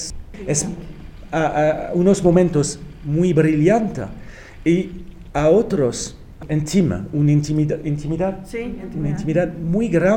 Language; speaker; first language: Spanish; non-native, fluent; French